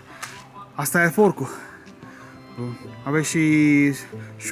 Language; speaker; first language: Romanian; non-native, learner; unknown